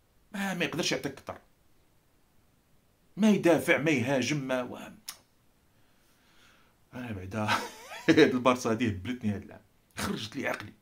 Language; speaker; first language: Arabic; native; Arabic